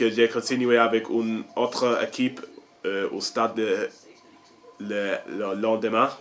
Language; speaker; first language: French; non-native, learner; English